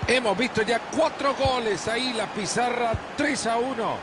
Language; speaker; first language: Spanish; native; Spanish